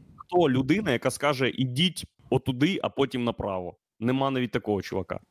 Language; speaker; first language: Ukrainian; native; Ukrainian